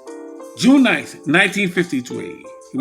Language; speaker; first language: English; native; English